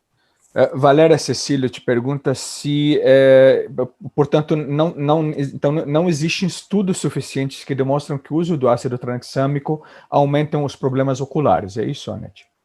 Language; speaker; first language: Portuguese; non-native, fluent; Spanish